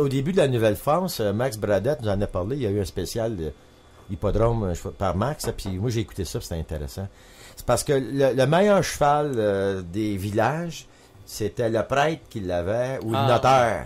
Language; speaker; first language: French; native; French